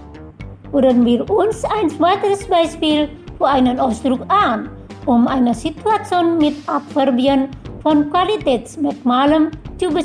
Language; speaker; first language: German; non-native, learner; Indonesian